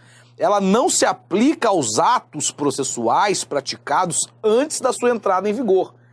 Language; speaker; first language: Portuguese; native; Portuguese